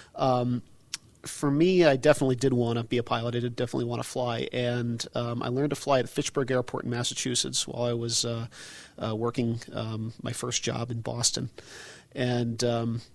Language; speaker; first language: English; native; English